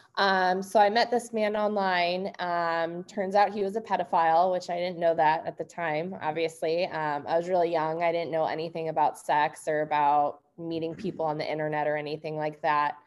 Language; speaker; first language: English; native; English